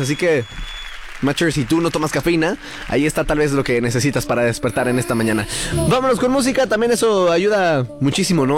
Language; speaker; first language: Spanish; native; Spanish